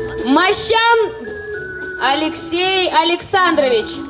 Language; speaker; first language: Russian; native; Russian